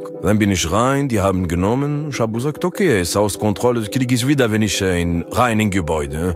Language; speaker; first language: German; non-native, learner; French